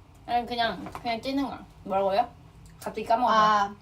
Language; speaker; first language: Korean; non-native, fluent; Thai